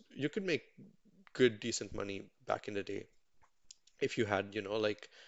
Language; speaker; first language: English; non-native, local second language; Tamil